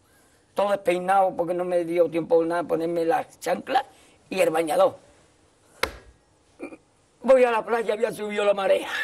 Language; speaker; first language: Spanish; native; Spanish